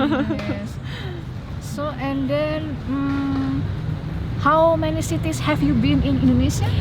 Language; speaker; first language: English; non-native, learner; Indonesian